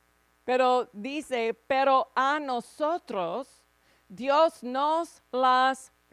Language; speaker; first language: Spanish; non-native, fluent; English